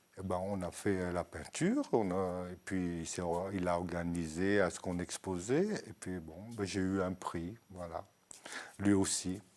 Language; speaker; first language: French; early bilingual, other home language; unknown